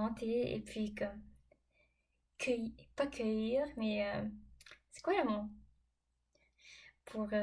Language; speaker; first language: French; non-native, fluent; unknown